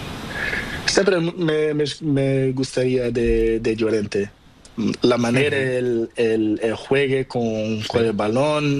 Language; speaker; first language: Spanish; non-native, learner; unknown